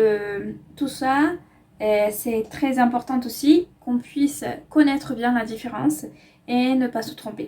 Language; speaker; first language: French; non-native, fluent; Spanish